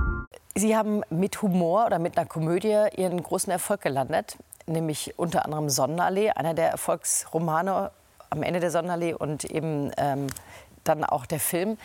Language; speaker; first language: German; native; German